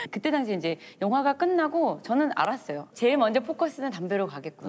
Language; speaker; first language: Korean; native; Korean